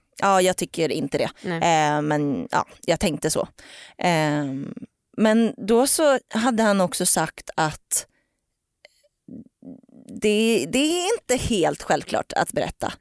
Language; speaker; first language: Swedish; native; Swedish